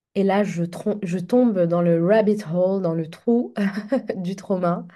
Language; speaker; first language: French; non-native, local second language; Arabic